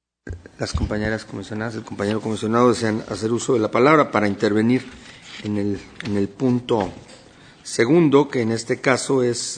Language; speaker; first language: Spanish; native; Spanish